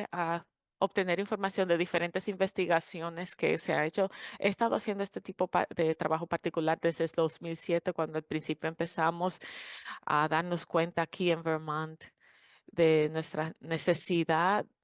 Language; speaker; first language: Spanish; non-native, fluent; English